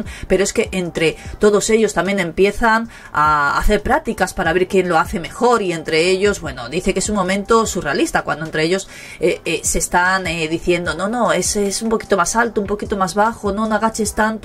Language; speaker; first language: Spanish; native; Spanish